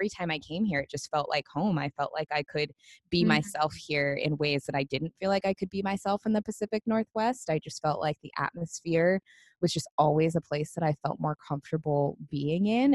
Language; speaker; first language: English; native; English